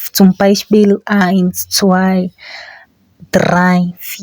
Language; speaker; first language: German; non-native, fluent; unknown